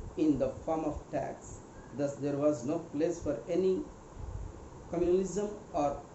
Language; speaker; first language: English; non-native, local second language; Telugu